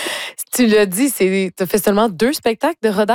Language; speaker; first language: French; native; French